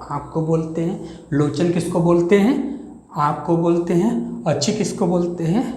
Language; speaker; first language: Hindi; native; Hindi